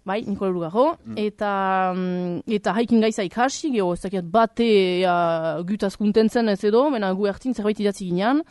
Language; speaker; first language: Basque; native; Basque